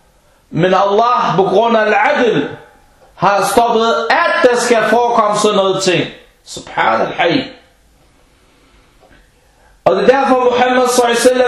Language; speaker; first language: Danish; non-native, fluent; Arabic